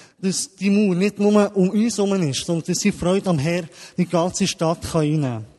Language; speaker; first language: German; native; German